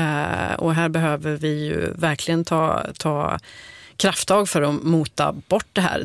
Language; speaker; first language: Swedish; native; Swedish